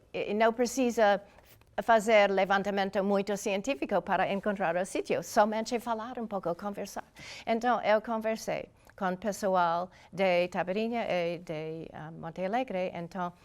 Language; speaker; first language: Portuguese; non-native, learner; English